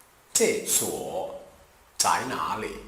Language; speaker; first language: Chinese; non-native, learner; Portuguese